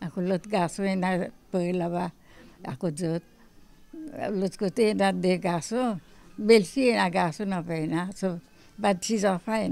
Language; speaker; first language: French; non-native, learner; Morisyen